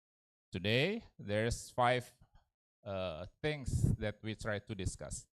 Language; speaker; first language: English; non-native, learner; Indonesian